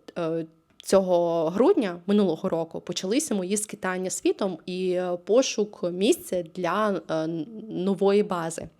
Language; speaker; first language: Ukrainian; native; Ukrainian